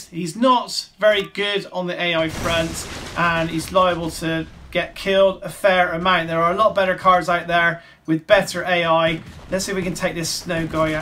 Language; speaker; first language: English; native; English